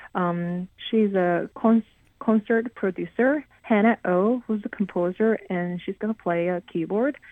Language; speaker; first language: English; non-native, fluent; Korean